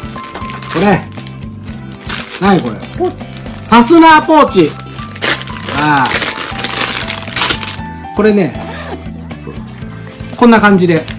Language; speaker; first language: Japanese; native; Japanese